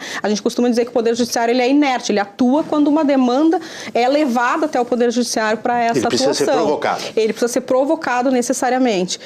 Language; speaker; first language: Portuguese; native; Portuguese